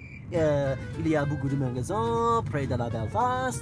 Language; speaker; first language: French; non-native, learner; English